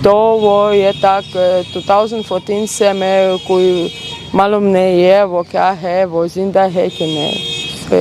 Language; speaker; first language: Hindi; non-native, learner; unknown